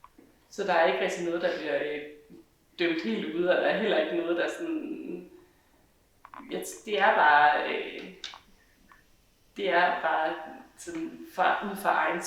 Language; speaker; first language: Danish; native; Danish